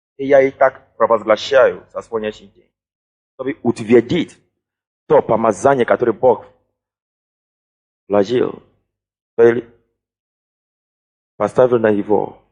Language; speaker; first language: Russian; non-native, fluent; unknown